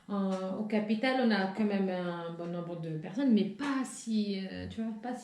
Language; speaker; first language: French; non-native, local second language; Arabic